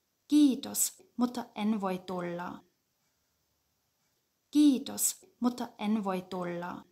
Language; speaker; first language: Finnish; non-native, fluent; German